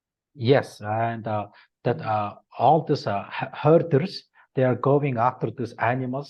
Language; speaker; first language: English; non-native, learner; Mongolian